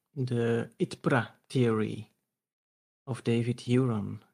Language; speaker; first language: English; non-native, fluent; Dutch